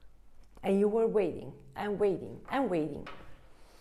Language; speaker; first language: English; non-native, fluent; Italian